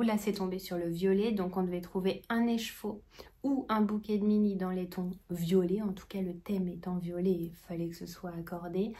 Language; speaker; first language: French; native; French